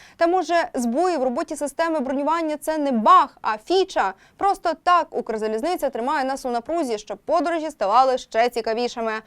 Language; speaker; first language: Ukrainian; native; Ukrainian